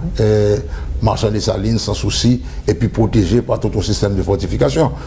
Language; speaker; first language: French; non-native, local second language; Haitian Creole